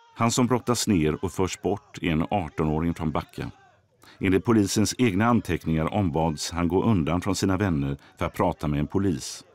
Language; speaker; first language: Swedish; native; Swedish